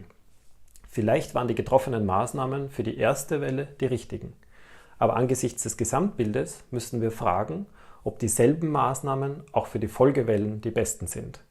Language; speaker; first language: German; native; German